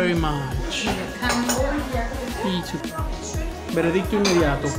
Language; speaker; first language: Spanish; native; Spanish